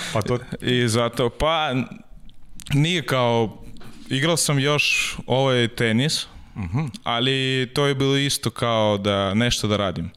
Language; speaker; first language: Serbian; non-native, learner; Russian